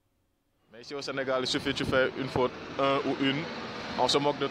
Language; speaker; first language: French; native; French